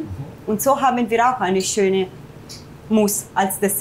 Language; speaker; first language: German; non-native, fluent; Italian